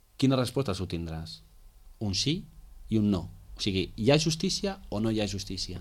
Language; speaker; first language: Catalan; non-native, local second language; Spanish